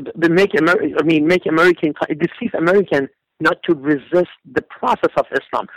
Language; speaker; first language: English; non-native, fluent; Persian